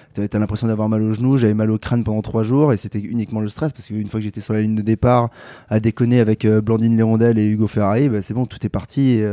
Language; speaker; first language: French; native; French